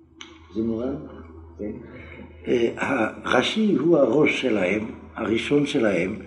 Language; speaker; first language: Hebrew; non-native, fluent; French